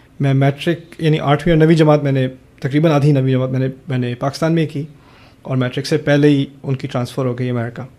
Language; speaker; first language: Urdu; early bilingual, heritage; German